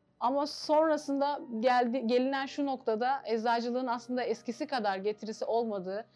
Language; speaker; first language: Turkish; native; Turkish